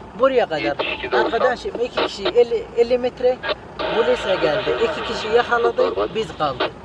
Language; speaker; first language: Turkish; non-native, learner; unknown